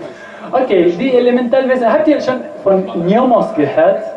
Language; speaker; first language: German; non-native, learner; Spanish